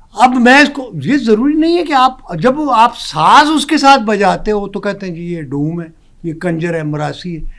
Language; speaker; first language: Urdu; non-native, local second language; Pashto